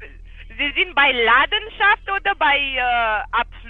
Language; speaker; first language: German; non-native, learner; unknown